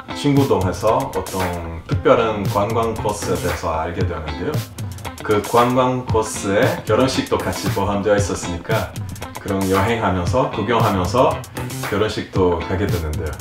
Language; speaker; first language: Korean; non-native, fluent; Portuguese